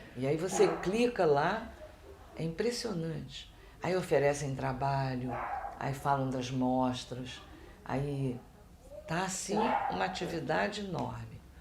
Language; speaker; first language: Portuguese; native; Portuguese